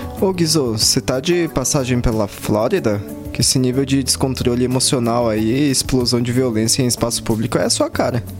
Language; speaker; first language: Portuguese; native; Portuguese